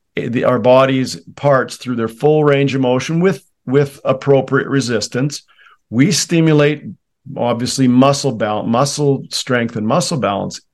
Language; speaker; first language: English; native; English